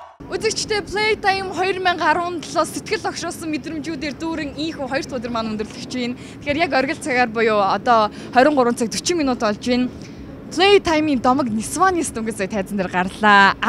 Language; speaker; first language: Mongolian; native; Mongolian